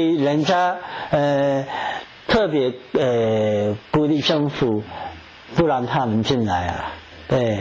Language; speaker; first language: Chinese; non-native, fluent; English